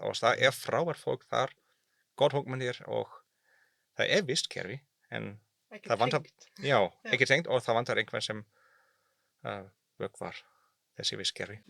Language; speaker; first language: Icelandic; non-native, learner; German